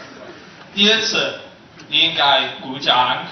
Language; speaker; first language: Chinese; non-native, learner; English